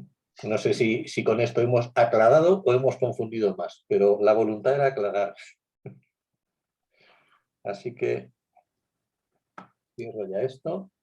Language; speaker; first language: Spanish; native; Spanish